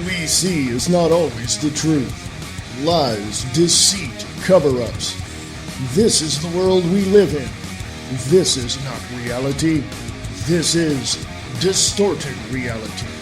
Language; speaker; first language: English; native; English